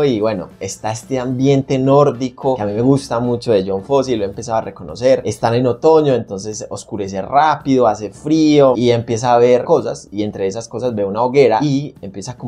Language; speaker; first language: Spanish; native; Spanish